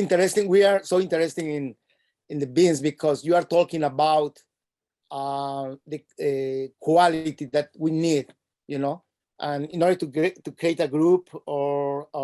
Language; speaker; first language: English; non-native, fluent; Spanish